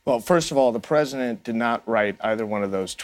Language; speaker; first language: English; native; English